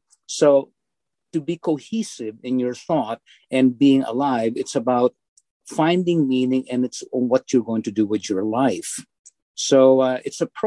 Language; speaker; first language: English; non-native, local second language; Filipino